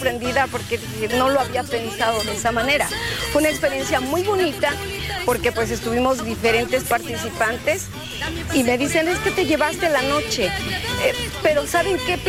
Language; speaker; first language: Spanish; non-native, local second language; Zapotec